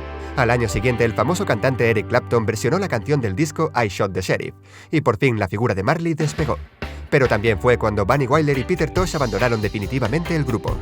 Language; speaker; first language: Spanish; native; Spanish